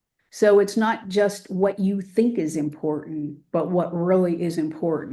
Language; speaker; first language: English; native; English